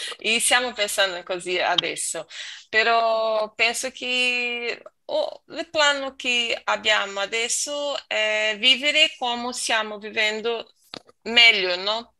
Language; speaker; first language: Italian; non-native, learner; Portuguese